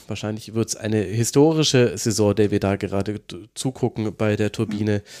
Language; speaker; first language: German; native; German